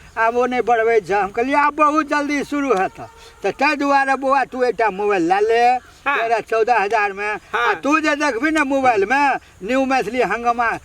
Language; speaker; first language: Maithili; native; Maithili